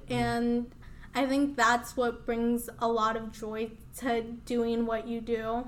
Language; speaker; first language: English; early bilingual, other home language; Spanish